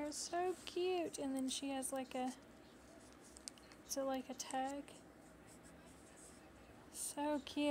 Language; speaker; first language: English; native; English